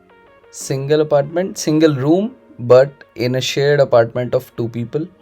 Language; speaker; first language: English; non-native, local second language; Hindi